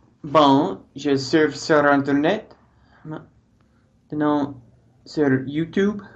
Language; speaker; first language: French; non-native, learner; English